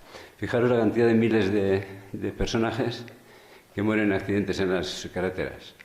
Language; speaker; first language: Spanish; native; Spanish